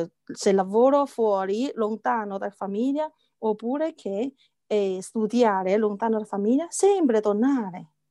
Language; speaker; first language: Italian; non-native, learner; Chinese